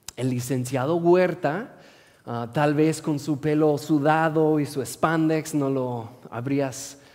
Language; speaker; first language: Spanish; non-native, fluent; English